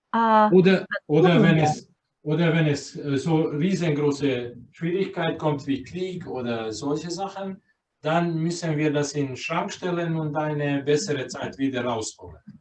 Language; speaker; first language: German; non-native, fluent; Croatian